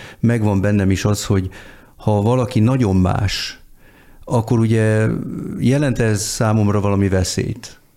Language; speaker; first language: Hungarian; early bilingual, heritage; Hungarian